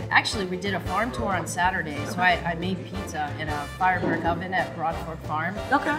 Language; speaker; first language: English; native; English